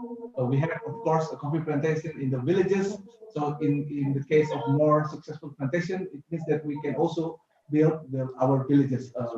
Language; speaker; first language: English; non-native, fluent; Indonesian